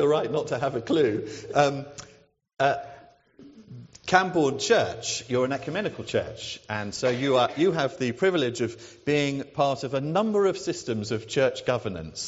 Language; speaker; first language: English; native; English